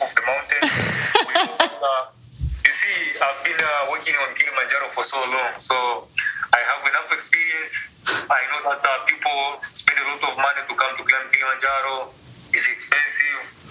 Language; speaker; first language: English; non-native, local second language; Swahili